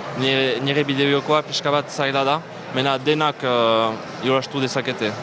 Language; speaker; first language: Basque; non-native, local second language; French